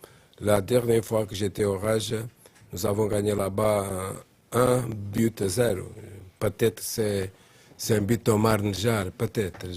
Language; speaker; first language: French; non-native, learner; Portuguese